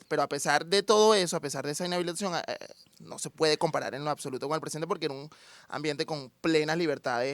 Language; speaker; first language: Spanish; native; Spanish